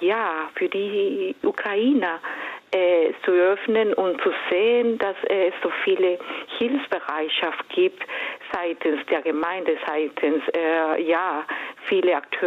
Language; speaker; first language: German; non-native, fluent; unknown